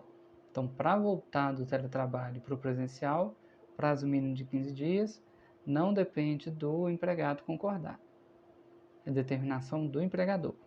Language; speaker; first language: Portuguese; native; Portuguese